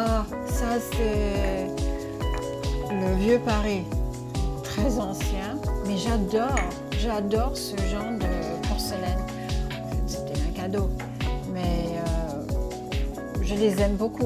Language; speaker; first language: French; non-native, fluent; English